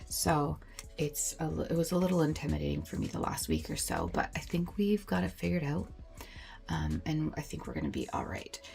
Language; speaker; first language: English; native; English